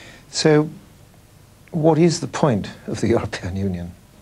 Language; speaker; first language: English; native; English